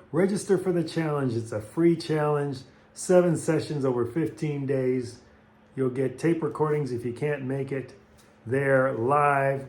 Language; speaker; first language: English; native; English